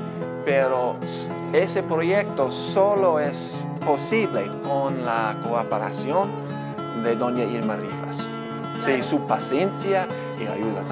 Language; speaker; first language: Spanish; non-native, learner; English